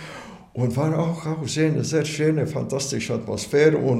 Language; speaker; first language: German; non-native, learner; Latvian